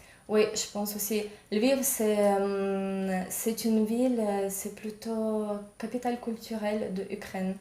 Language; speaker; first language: French; non-native, fluent; Ukrainian